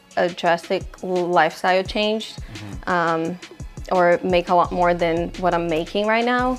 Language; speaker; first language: English; non-native, fluent; Portuguese